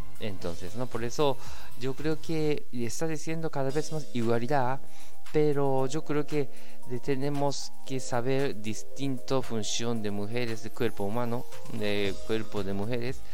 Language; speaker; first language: Spanish; non-native, learner; Japanese